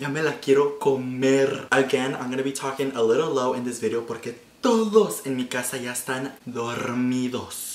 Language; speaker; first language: Spanish; early bilingual, heritage; Spanish